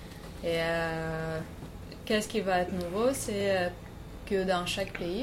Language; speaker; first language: French; non-native, fluent; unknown